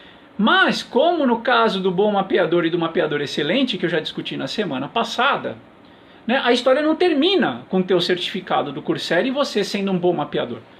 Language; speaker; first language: Portuguese; native; Portuguese